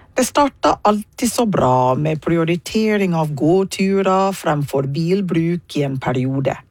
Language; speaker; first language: Norwegian; non-native, fluent; English